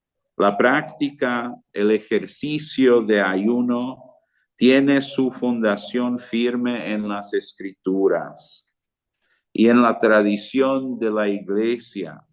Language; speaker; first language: Spanish; non-native, fluent; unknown